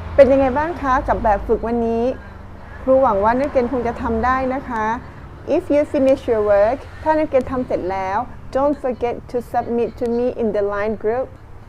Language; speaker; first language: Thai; non-native, local second language; Pattani Malay